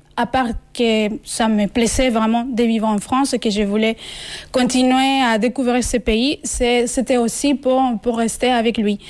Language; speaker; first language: French; non-native, fluent; Spanish